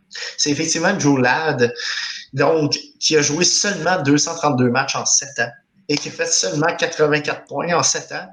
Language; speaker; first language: French; native; French